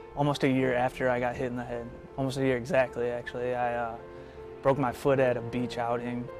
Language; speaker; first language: English; native; English